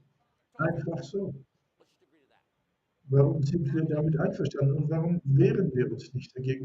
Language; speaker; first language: German; native; German